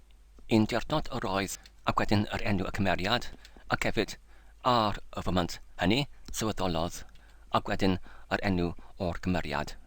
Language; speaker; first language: Welsh; non-native, learner; English